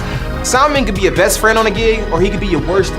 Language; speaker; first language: English; native; English